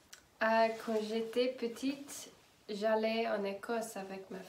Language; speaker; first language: French; non-native, learner; English